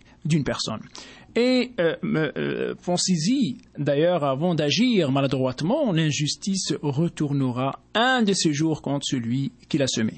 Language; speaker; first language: French; native; French